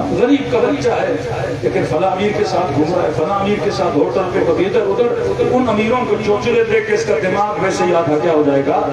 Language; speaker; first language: Urdu; non-native, local second language; Sindhi